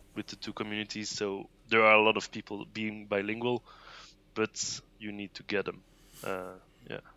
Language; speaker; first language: English; non-native, fluent; Dutch